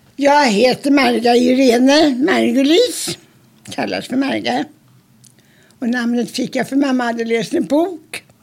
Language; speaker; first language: Swedish; early bilingual, other home language; German